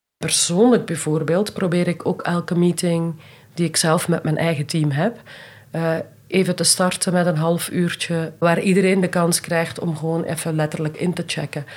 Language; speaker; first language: Dutch; native; Dutch